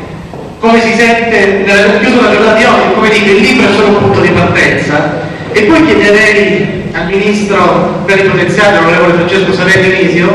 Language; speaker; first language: Italian; native; Italian